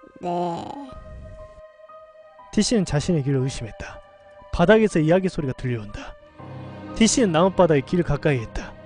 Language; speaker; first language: Korean; native; Korean